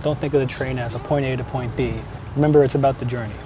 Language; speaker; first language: English; native; English